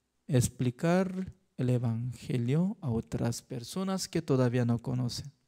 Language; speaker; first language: Spanish; non-native, fluent; Korean